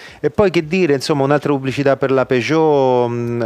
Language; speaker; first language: Italian; native; Italian